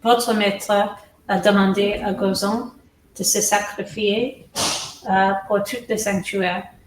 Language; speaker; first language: French; non-native, fluent; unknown